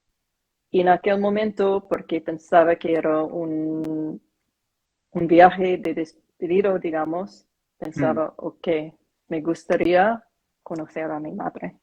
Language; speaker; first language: Spanish; non-native, fluent; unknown